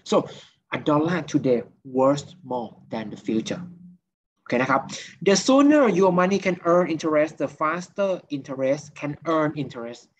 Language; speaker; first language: English; non-native, fluent; Thai